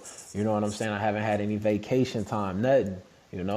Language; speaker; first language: English; native; English